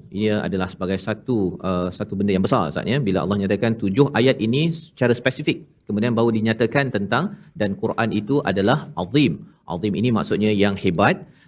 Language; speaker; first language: Malay; native; Malay